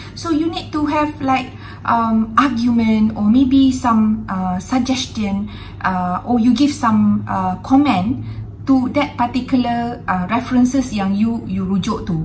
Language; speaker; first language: English; non-native, local second language; Malay